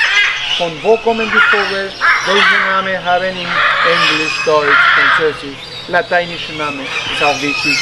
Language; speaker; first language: German; non-native, fluent; Spanish